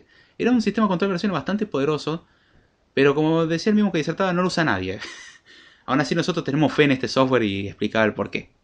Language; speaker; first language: Spanish; native; Spanish